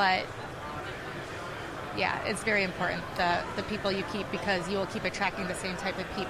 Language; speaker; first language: English; native; English